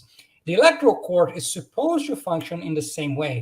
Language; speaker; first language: English; non-native, fluent; Portuguese